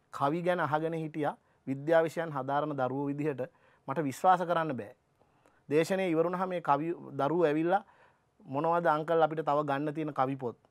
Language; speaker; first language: Sinhala; native; Sinhala